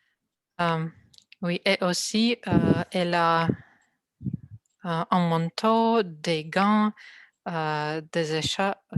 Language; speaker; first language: French; non-native, learner; Russian